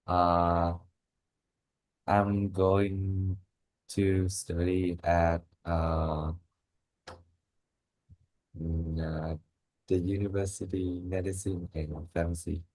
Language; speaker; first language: English; non-native, learner; Vietnamese